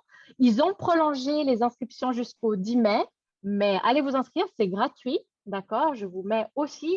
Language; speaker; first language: French; native; French